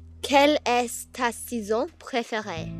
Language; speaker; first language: French; non-native, learner; English